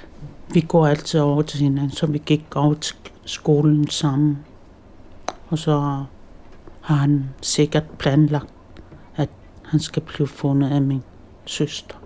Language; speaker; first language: Danish; non-native, local second language; Kalaallisut